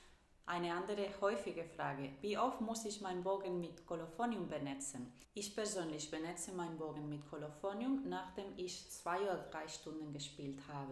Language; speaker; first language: German; non-native, fluent; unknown